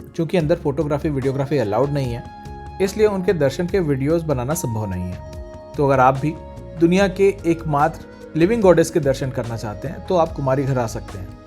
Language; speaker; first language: Hindi; native; Hindi